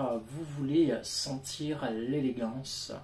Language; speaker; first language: French; native; French